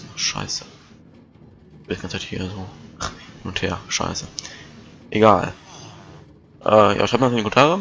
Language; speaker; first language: German; native; German